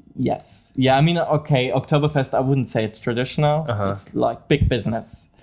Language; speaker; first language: English; non-native, fluent; German